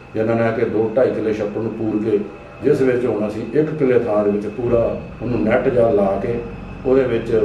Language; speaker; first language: Punjabi; native; Punjabi